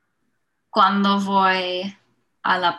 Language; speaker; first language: Spanish; non-native, learner; English